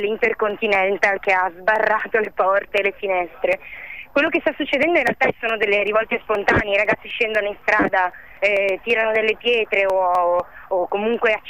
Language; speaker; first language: Italian; native; Italian